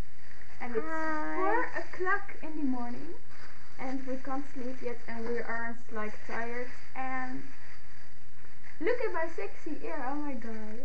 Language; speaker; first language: English; non-native, learner; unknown